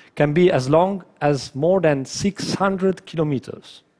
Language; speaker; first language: English; non-native, fluent; Italian